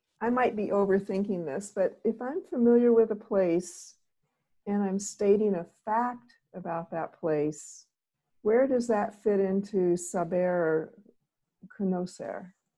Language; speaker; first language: English; native; English